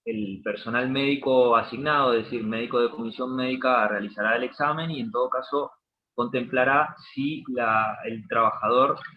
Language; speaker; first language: Spanish; native; Spanish